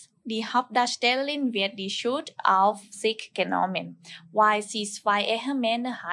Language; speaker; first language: German; non-native, learner; Thai